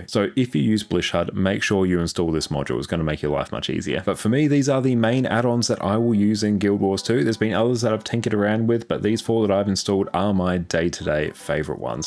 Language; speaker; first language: English; native; English